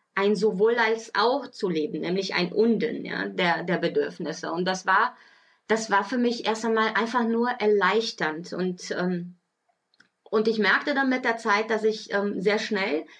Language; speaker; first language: German; early bilingual, other home language; Portuguese